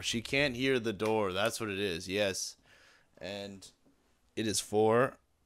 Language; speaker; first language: English; native; English